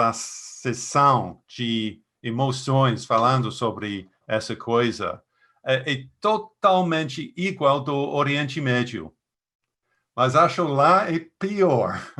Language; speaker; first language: Portuguese; non-native, fluent; English